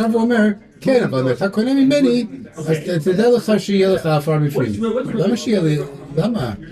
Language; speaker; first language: Hebrew; non-native, fluent; English